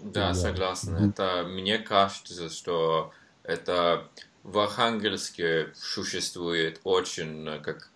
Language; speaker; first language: Russian; non-native, learner; Norwegian